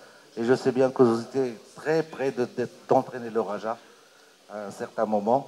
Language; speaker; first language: French; non-native, local second language; Arabic